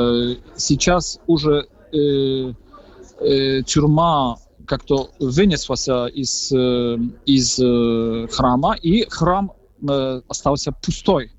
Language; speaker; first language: Russian; non-native, fluent; Polish